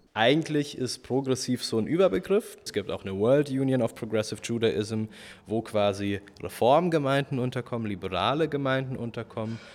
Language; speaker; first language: German; early bilingual, other home language; Russian